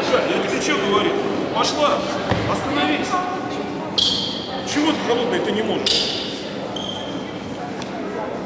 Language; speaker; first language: Russian; native; Russian